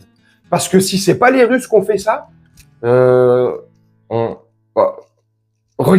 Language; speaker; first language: French; native; French